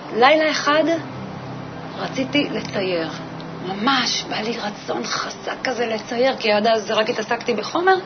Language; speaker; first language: Hebrew; native; Hebrew